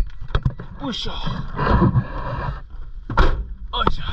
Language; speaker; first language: Japanese; non-native, fluent; English